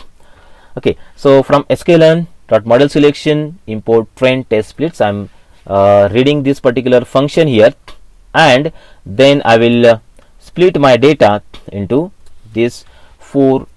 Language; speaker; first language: English; non-native, local second language; Marathi